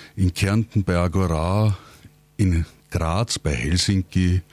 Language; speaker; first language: German; native; German